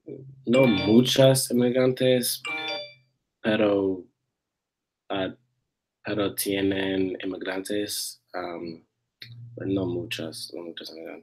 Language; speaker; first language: Spanish; non-native, learner; English